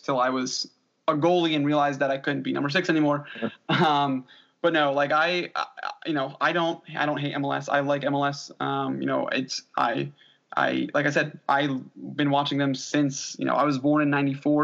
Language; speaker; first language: English; native; English